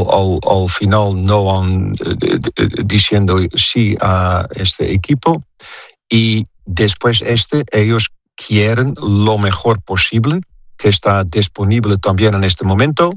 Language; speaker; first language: Spanish; non-native, fluent; Dutch